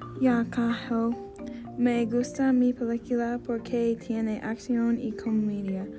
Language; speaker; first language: Spanish; non-native, learner; English